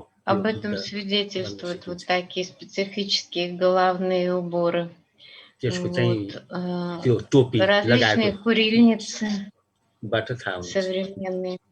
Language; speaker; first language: Russian; native; Russian